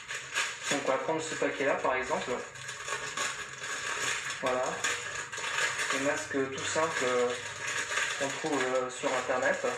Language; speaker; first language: French; native; French